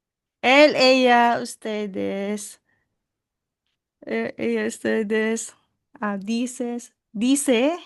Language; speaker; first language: Spanish; non-native, learner; Filipino